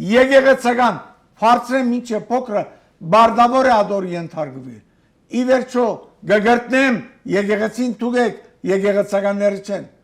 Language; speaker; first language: Armenian; early bilingual, heritage; Armenian